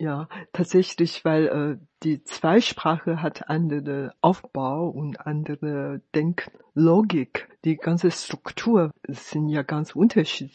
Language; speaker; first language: German; non-native, fluent; Chinese